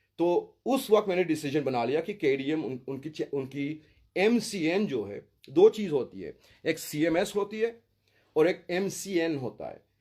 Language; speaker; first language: Hindi; early bilingual, heritage; Hindi